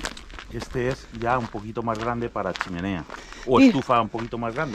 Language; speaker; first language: Spanish; native; Spanish